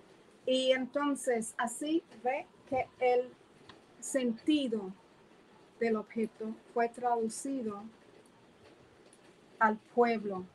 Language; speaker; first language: Spanish; non-native, fluent; English